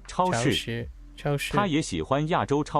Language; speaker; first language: Chinese; non-native, learner; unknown